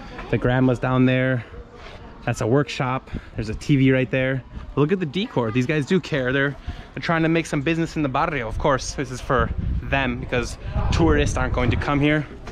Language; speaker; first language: English; native; English